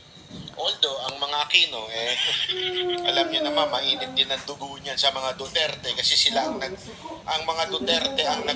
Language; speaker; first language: Filipino; non-native, local second language; Cebuano